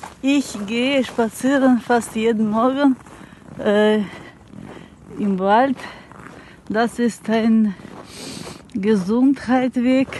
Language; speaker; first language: German; non-native, learner; Russian